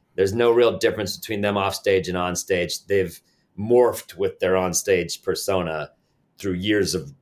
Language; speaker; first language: English; native; English